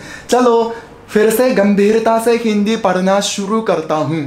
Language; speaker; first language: Hindi; non-native, fluent; Japanese